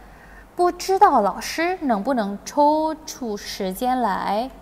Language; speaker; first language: Chinese; non-native, fluent; Indonesian